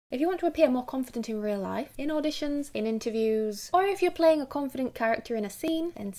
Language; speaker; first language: English; native; English